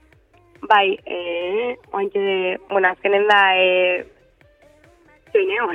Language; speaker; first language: Basque; native; Basque